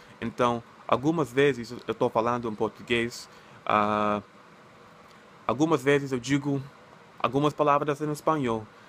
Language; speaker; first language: Portuguese; non-native, learner; English